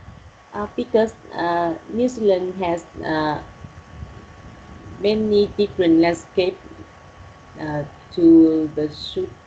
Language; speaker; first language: English; non-native, learner; Vietnamese